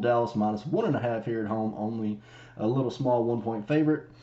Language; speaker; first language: English; native; English